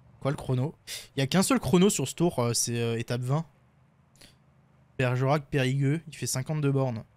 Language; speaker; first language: French; native; French